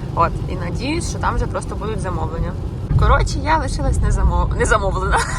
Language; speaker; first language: Ukrainian; non-native, local second language; Russian